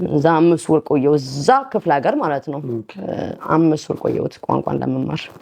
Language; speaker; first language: Amharic; early bilingual, other home language; French